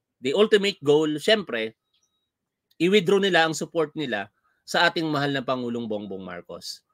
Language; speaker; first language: Filipino; native; Filipino